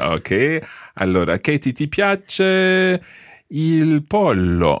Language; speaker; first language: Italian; non-native, fluent; English